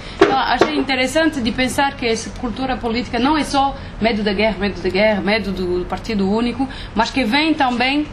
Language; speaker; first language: Portuguese; non-native, fluent; French